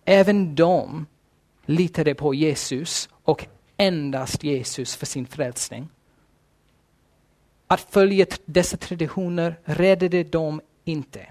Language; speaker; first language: Swedish; non-native, fluent; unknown